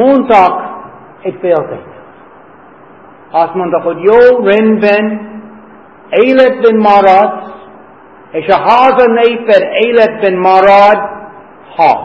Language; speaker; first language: Hungarian; non-native, fluent; English